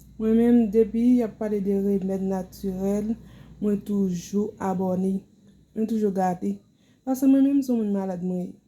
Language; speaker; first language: Haitian Creole; native; Haitian Creole